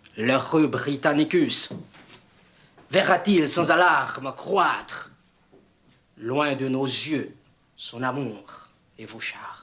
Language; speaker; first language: French; non-native, local second language; Haitian Creole